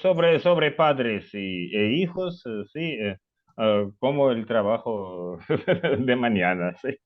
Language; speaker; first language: Spanish; non-native, learner; Russian